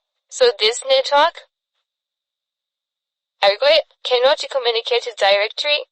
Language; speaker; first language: English; non-native, fluent; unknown